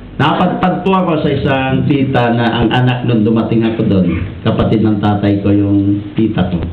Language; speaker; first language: Filipino; non-native, local second language; Iloko